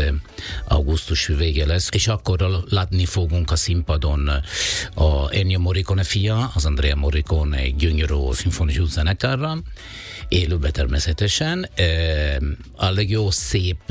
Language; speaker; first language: Hungarian; non-native, fluent; Italian